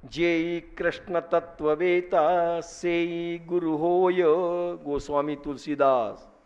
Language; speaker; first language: Hindi; non-native, local second language; Marathi